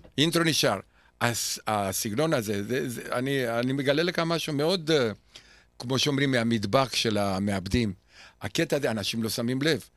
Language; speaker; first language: Hebrew; non-native, fluent; Romanian